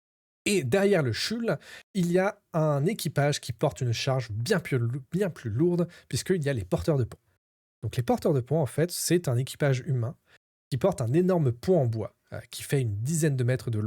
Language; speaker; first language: French; native; French